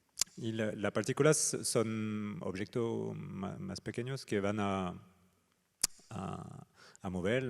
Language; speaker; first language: Spanish; non-native, fluent; French